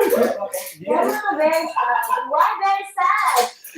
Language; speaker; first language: English; non-native, local second language; Filipino